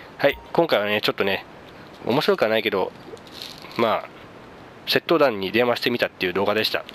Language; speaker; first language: Japanese; native; Japanese